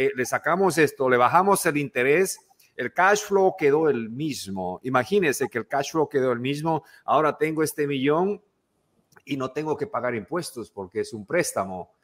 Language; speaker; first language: Spanish; native; Spanish